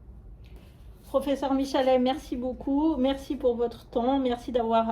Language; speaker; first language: French; native; French